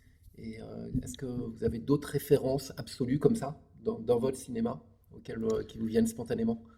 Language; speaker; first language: French; native; French